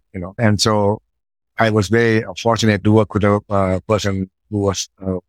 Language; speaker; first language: English; non-native, local second language; Sinhala